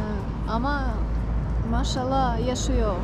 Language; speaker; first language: Turkish; non-native, learner; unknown